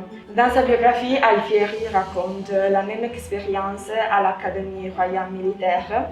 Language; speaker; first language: French; non-native, learner; Italian